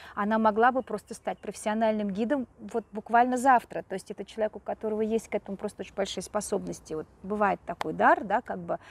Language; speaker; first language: Russian; native; Russian